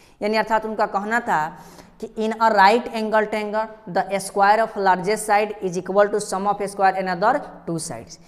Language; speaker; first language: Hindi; native; Hindi